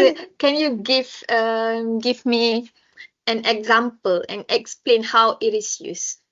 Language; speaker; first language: English; non-native, local second language; Malay